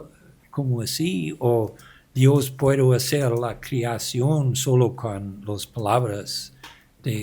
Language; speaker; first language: Spanish; non-native, learner; English